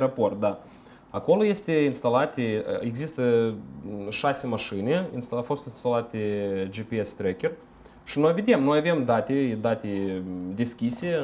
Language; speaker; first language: Romanian; non-native, local second language; Russian